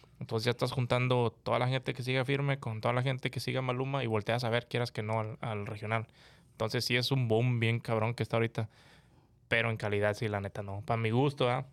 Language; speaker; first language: Spanish; native; Spanish